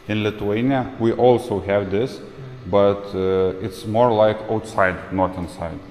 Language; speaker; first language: English; non-native, learner; Lithuanian